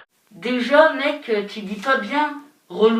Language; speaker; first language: French; native; French